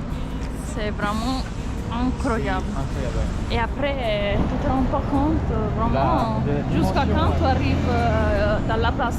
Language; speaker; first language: French; non-native, fluent; Italian